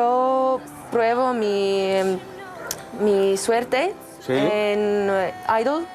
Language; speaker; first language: Spanish; non-native, learner; Estonian